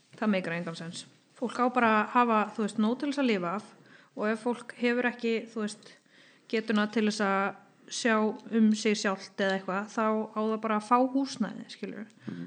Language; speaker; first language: Icelandic; non-native, fluent; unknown